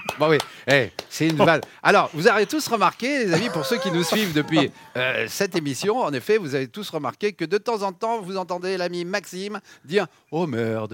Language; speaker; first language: French; native; French